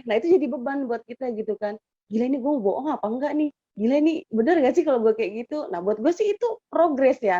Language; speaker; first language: Indonesian; native; Indonesian